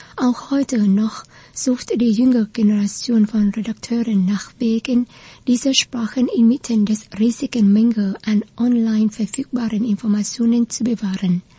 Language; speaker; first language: German; non-native, fluent; Vietnamese